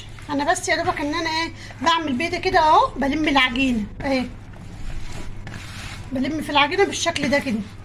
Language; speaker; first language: Arabic; native; Arabic